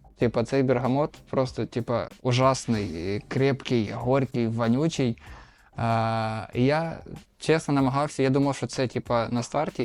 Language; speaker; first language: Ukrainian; non-native, local second language; Russian